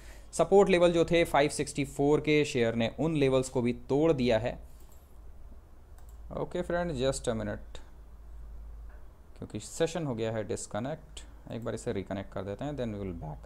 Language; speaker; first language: Hindi; native; Hindi